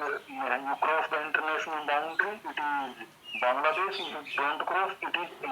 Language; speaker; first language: English; non-native, learner; Marathi